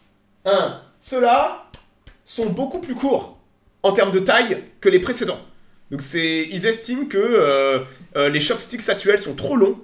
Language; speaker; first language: French; native; French